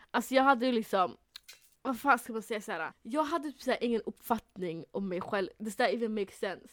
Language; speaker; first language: Swedish; early bilingual, other home language; Somali